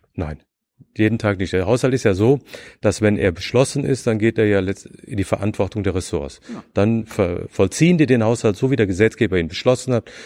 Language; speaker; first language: German; native; German